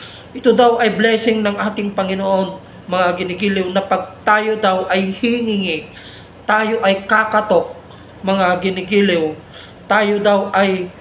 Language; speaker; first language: Filipino; native; Filipino